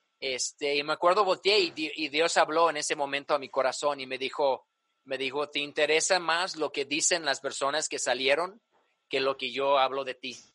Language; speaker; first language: Spanish; early bilingual, other home language; English